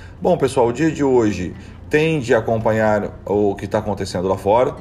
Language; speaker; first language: Portuguese; native; Portuguese